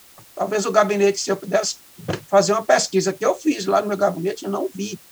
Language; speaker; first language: Portuguese; native; Portuguese